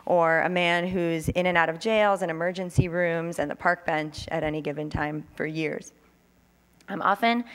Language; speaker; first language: English; native; English